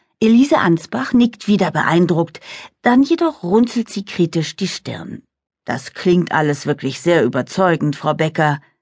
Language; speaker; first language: German; native; German